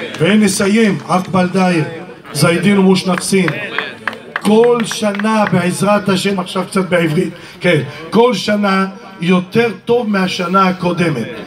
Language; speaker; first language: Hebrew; early bilingual, other home language; Arabic